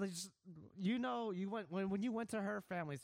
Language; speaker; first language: English; native; English